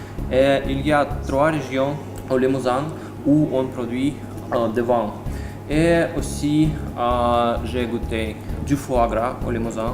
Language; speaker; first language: French; non-native, fluent; Russian